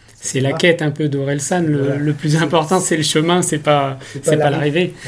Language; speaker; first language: French; native; French